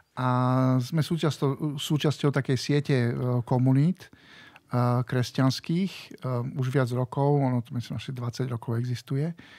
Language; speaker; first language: Slovak; native; Slovak